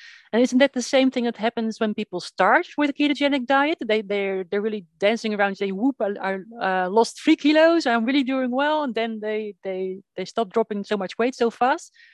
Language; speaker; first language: English; non-native, fluent; Dutch